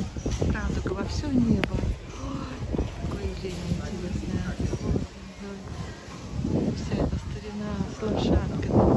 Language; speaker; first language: Russian; native; Russian